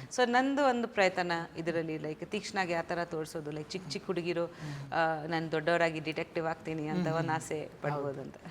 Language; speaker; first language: Kannada; non-native, fluent; Bangla